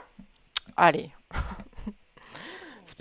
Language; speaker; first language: French; native; French